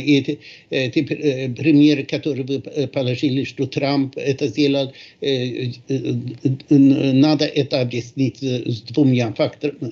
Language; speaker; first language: Russian; non-native, fluent; Swedish